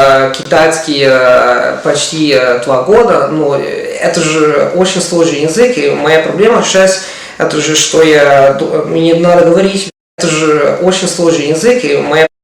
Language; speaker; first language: Russian; non-native, fluent; Italian